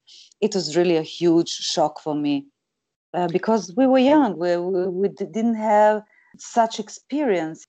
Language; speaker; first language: English; non-native, fluent; Croatian